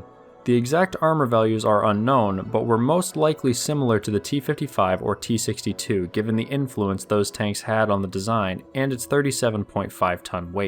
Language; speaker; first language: English; native; English